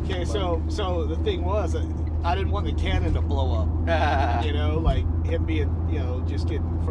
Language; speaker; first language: English; native; English